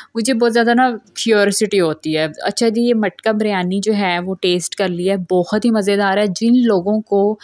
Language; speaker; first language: Urdu; non-native, local second language; Punjabi